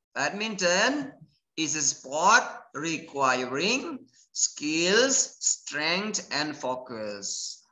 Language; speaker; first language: English; non-native, fluent; Indonesian